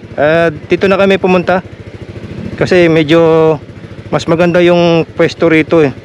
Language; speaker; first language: Filipino; native; Filipino